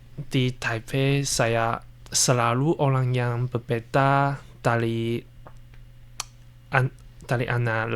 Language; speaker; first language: Indonesian; non-native, learner; Chinese